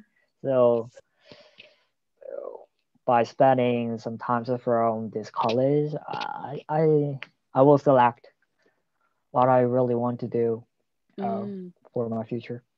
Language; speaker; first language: English; non-native, learner; Korean